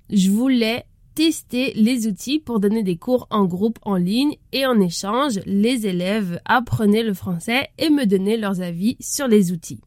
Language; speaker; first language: French; native; French